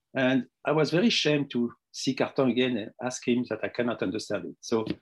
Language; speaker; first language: English; non-native, fluent; French